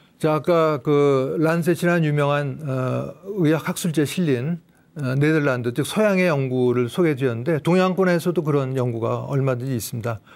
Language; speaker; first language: Korean; native; Korean